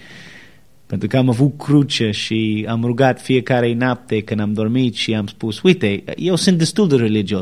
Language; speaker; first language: Romanian; non-native, learner; English